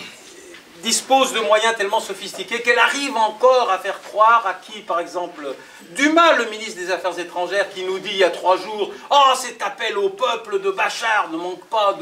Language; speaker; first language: French; native; French